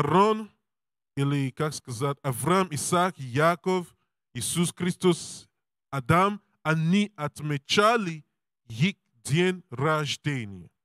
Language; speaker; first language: Russian; non-native, learner; English